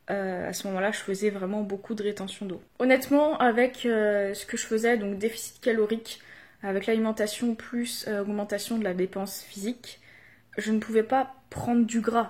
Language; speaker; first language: French; native; French